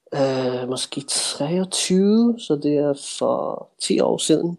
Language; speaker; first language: Danish; early bilingual, heritage; Danish